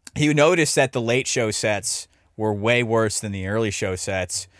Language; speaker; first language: English; native; English